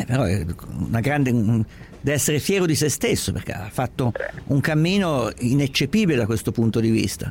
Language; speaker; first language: Italian; native; Italian